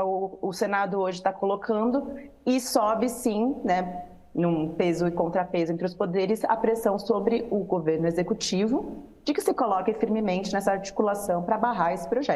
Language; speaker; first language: Portuguese; native; Portuguese